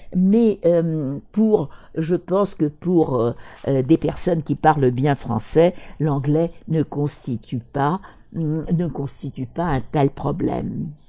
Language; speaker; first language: French; non-native, fluent; Russian